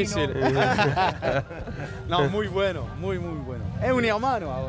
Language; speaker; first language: Spanish; non-native, learner; French